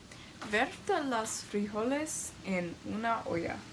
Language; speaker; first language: Spanish; non-native, learner; English